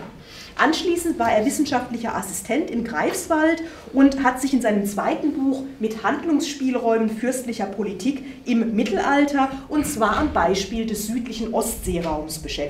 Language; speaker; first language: German; native; German